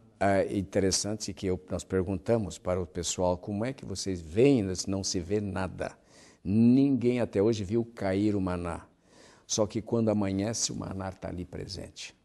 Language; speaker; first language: Portuguese; native; Portuguese